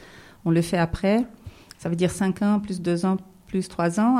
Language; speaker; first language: French; non-native, fluent; Portuguese